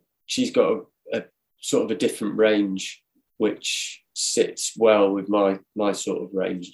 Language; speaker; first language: English; native; English